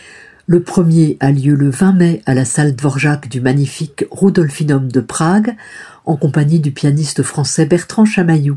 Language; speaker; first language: French; native; French